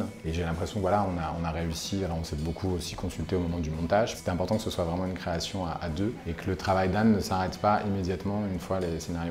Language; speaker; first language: French; native; French